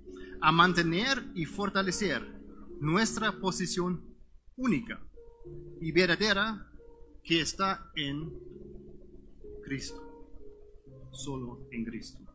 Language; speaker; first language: Spanish; non-native, fluent; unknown